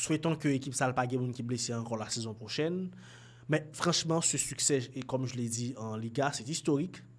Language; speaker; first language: French; non-native, local second language; Haitian Creole